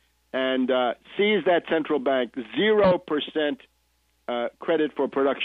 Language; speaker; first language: English; native; English